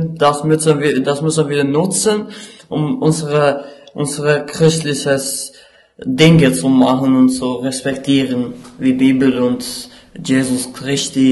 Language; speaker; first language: German; non-native, learner; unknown